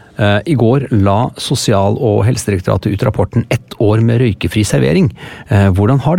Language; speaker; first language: Norwegian; native; Norwegian